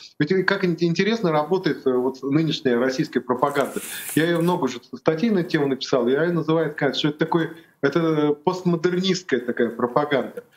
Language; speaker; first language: Russian; native; Russian